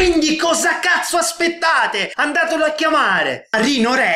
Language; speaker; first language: Italian; native; Italian